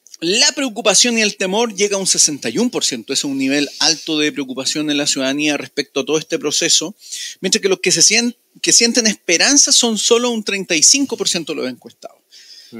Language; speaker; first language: Spanish; native; Spanish